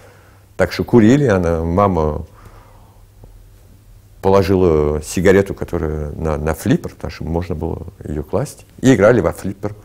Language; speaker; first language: Russian; early bilingual, heritage; Russian